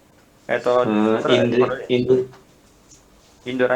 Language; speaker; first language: Japanese; non-native, learner; Indonesian